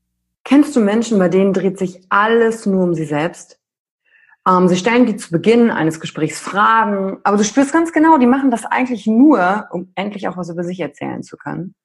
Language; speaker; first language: German; native; German